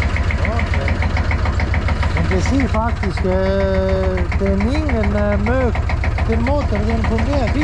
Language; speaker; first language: Danish; non-native, learner; Estonian